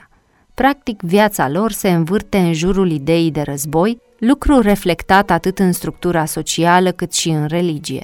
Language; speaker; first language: Romanian; native; Romanian